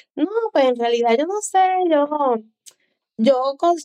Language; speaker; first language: Spanish; native; Spanish